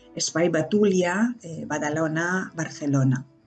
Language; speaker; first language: Spanish; non-native, fluent; Romanian